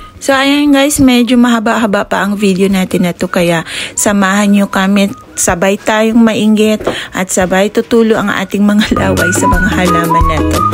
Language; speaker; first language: Filipino; native; Filipino